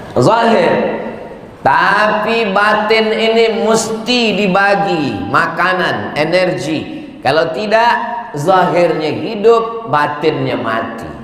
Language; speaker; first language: Malay; native; Malay